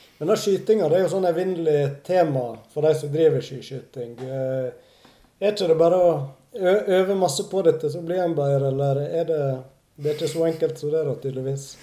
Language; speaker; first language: Norwegian; native; Norwegian